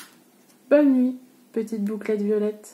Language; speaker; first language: French; native; French